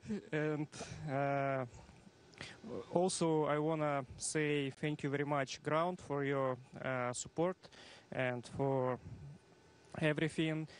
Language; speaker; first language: English; non-native, fluent; Russian